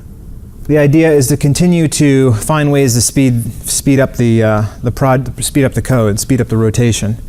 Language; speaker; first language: English; native; English